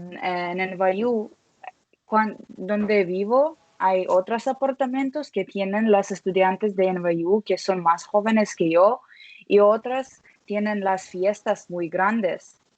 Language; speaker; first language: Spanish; non-native, learner; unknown